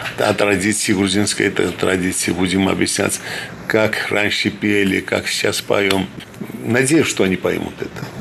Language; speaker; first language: Russian; non-native, fluent; Georgian